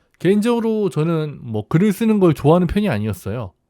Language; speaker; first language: Korean; native; Korean